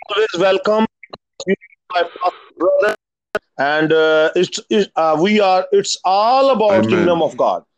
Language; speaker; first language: English; non-native, local second language; Punjabi